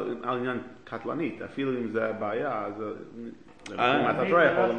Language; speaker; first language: Hebrew; non-native, fluent; English